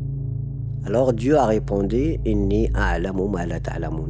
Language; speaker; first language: French; non-native, local second language; Arabic